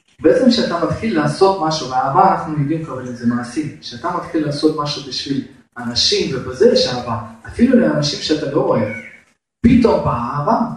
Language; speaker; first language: Hebrew; non-native, fluent; Russian